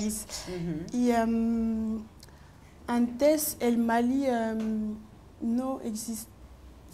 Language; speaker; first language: Spanish; non-native, local second language; French